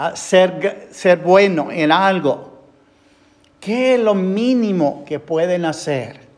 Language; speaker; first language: Spanish; non-native, fluent; English